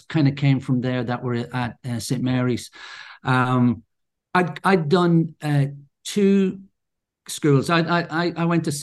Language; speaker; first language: English; native; English